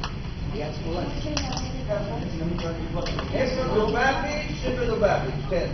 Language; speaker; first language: Hebrew; non-native, fluent; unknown